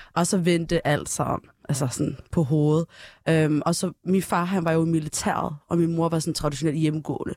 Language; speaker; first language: Danish; early bilingual, other home language; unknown